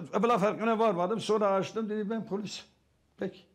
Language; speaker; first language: Turkish; non-native, local second language; Kurdish